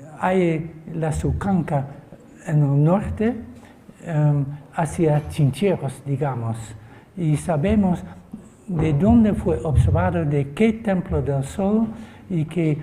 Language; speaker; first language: Spanish; non-native, fluent; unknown